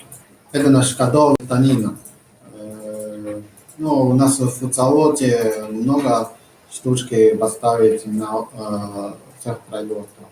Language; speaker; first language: Russian; non-native, learner; Chinese